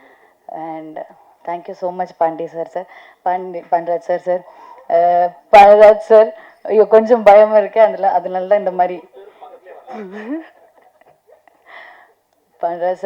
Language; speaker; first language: Tamil; non-native, learner; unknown